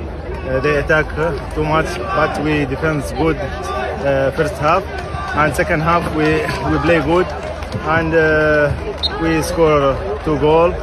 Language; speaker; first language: English; non-native, learner; Arabic